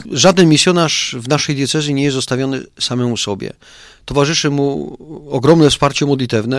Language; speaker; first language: Polish; native; Polish